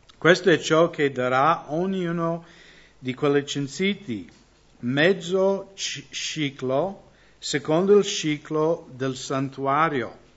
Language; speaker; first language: Italian; non-native, fluent; English